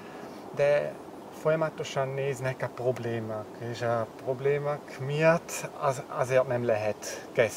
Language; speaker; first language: Hungarian; non-native, learner; German